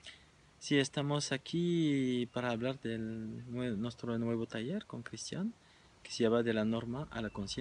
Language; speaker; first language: Spanish; non-native, fluent; French